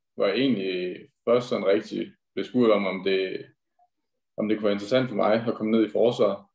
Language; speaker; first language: Danish; native; Danish